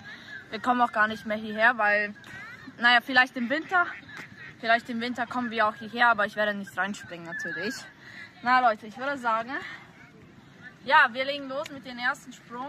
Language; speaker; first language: German; early bilingual, other home language; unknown